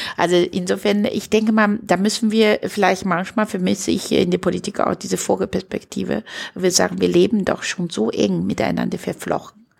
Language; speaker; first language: German; non-native, fluent; Chinese